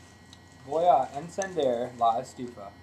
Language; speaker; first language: Spanish; non-native, learner; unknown